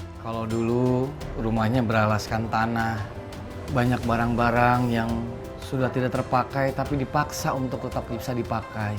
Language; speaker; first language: Indonesian; native; Indonesian